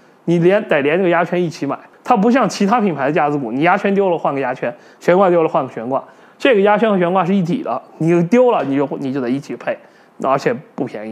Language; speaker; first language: Chinese; native; Chinese